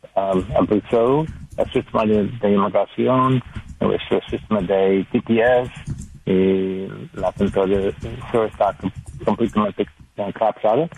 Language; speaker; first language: Spanish; non-native, learner; English